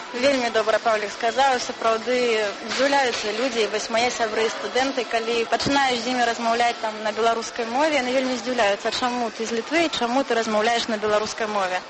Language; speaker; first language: Belarusian; early bilingual, heritage; Belarusian